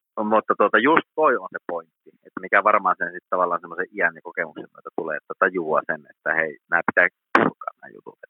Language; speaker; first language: Finnish; native; Finnish